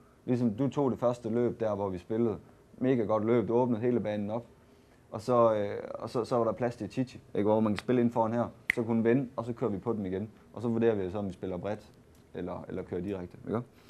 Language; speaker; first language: Danish; native; Danish